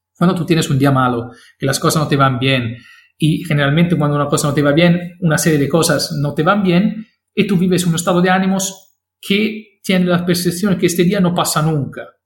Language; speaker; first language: Spanish; non-native, fluent; Italian